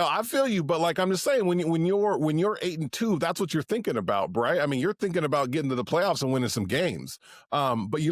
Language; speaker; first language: English; native; English